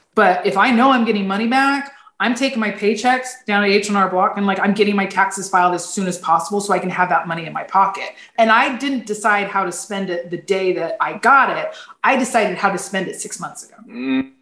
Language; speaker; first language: English; native; English